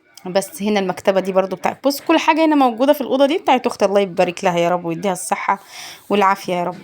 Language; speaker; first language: Arabic; native; Arabic